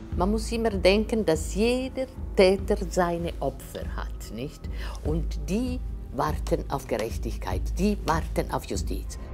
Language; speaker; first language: German; non-native, local second language; Italian